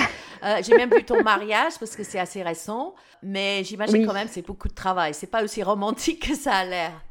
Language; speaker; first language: French; non-native, fluent; English